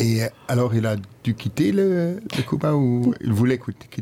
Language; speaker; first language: French; non-native, local second language; Luxembourgish